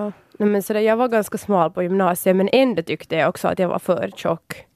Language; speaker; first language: Swedish; native; Swedish